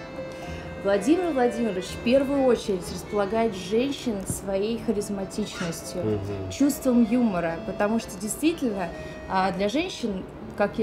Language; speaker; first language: Russian; native; Russian